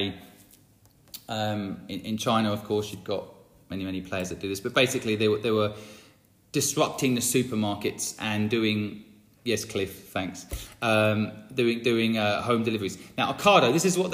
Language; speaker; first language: English; native; English